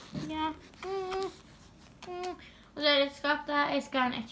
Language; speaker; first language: Norwegian; early bilingual, other home language; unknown